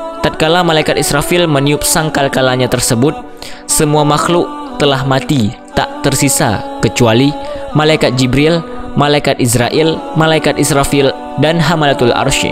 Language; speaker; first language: Indonesian; native; Indonesian